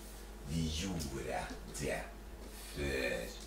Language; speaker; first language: Norwegian; non-native, fluent; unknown